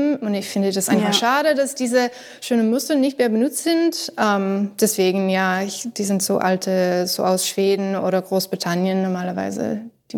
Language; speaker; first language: German; non-native, learner; English